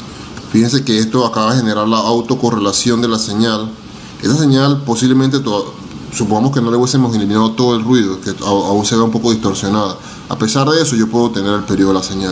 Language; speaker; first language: Spanish; native; Spanish